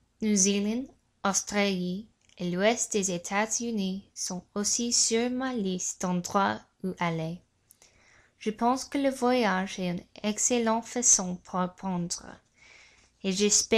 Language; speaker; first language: French; non-native, learner; English